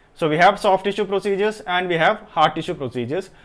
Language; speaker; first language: English; non-native, local second language; Malayalam